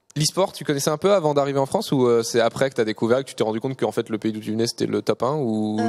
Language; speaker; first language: French; native; French